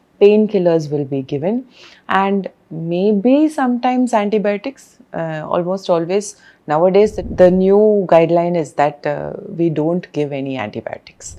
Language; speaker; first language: English; non-native, local second language; Tamil